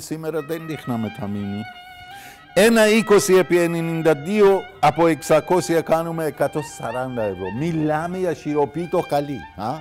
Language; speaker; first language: Greek; non-native, learner; Persian